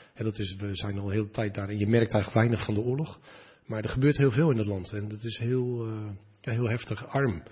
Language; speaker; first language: Dutch; native; Dutch